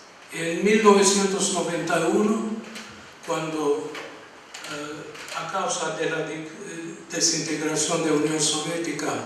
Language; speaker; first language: Spanish; non-native, fluent; Armenian